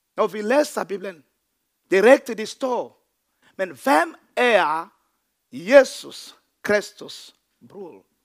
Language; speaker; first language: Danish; non-native, fluent; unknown